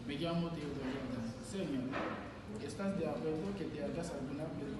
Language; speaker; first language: Spanish; non-native, learner; French